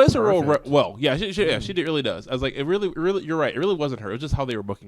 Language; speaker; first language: English; native; English